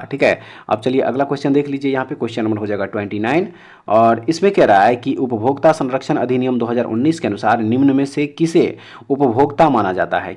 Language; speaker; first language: Hindi; native; Hindi